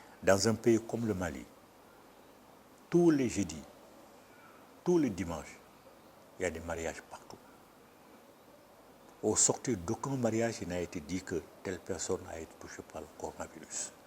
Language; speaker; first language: French; non-native, local second language; Bambara